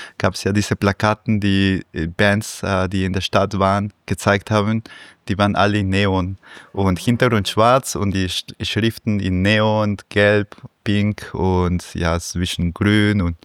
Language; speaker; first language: German; early bilingual, other home language; Spanish